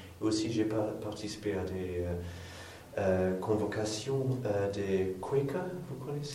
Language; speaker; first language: French; non-native, fluent; English